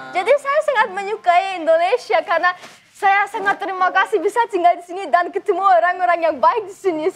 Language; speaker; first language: Indonesian; non-native, learner; German